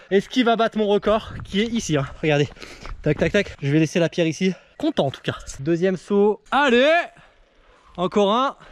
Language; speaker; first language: French; native; French